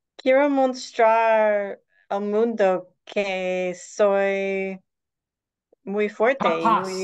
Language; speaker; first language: Spanish; non-native, learner; English